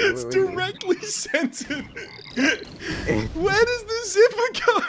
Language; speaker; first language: English; native; English